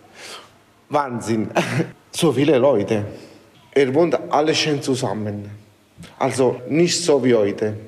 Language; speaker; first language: German; non-native, learner; Italian